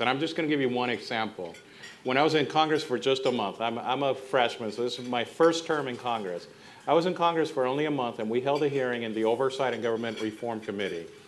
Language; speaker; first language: English; non-native, local second language; Spanish